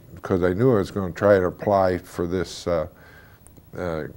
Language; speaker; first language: English; native; English